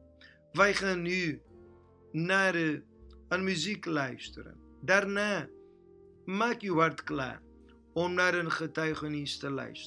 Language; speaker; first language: Dutch; non-native, fluent; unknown